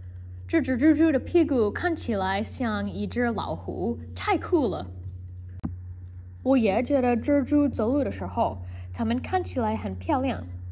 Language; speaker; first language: Chinese; non-native, learner; English